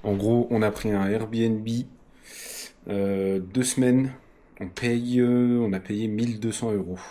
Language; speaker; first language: French; native; French